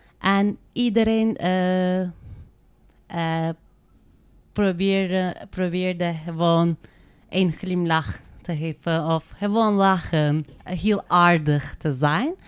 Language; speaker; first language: Dutch; non-native, learner; Turkish